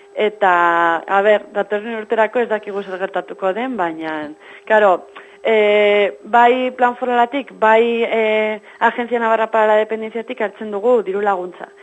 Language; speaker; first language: Basque; non-native, local second language; Spanish